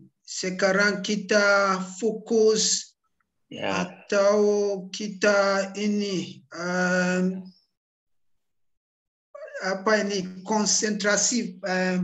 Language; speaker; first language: Indonesian; non-native, learner; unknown